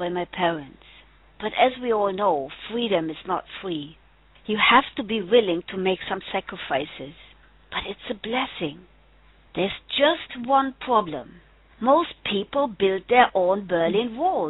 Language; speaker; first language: English; non-native, fluent; German